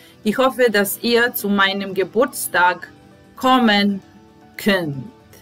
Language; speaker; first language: German; non-native, fluent; Serbian